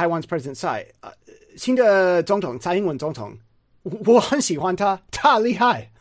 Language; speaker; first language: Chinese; non-native, learner; English